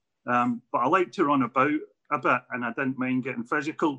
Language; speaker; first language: English; native; English